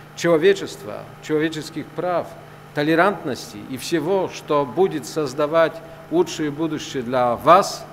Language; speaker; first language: Russian; non-native, fluent; Polish